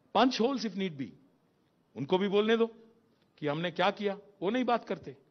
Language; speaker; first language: Hindi; non-native, local second language; Telugu